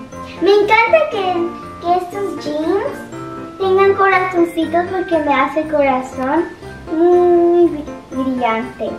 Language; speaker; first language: Spanish; early bilingual, other home language; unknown